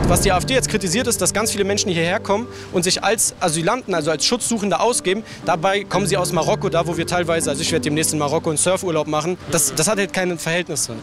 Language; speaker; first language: German; native; German